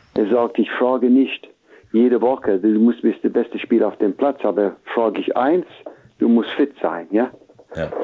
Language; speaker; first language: German; non-native, fluent; English